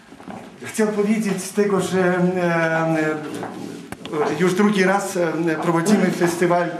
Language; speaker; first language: Polish; early bilingual, heritage; Polish